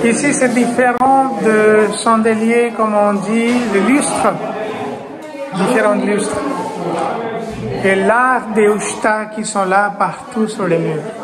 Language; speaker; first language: French; non-native, fluent; Hindi